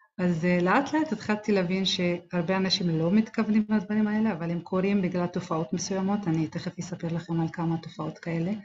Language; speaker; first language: Hebrew; non-native, local second language; Arabic